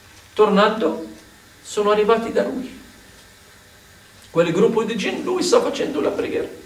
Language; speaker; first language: Italian; non-native, fluent; Arabic